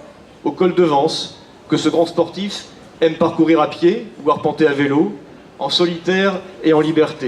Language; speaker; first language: French; native; French